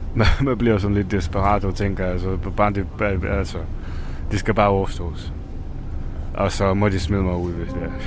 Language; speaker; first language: Danish; non-native, fluent; Russian